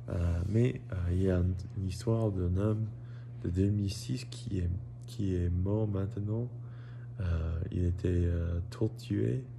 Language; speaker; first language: French; non-native, learner; English